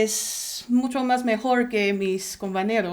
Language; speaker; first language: Spanish; non-native, learner; Chinese